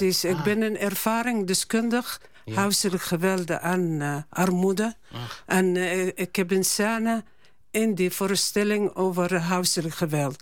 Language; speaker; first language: Dutch; non-native, learner; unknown